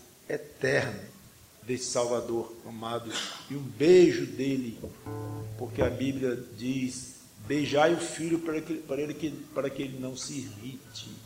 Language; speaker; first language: Portuguese; native; Portuguese